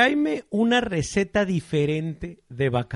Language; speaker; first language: Spanish; native; Spanish